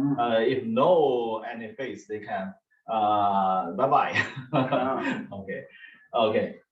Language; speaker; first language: English; non-native, learner; Chinese